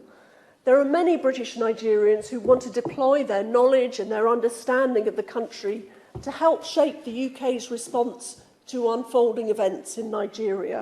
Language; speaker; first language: English; native; English